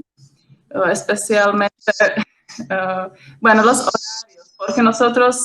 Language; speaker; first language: Spanish; non-native, fluent; Czech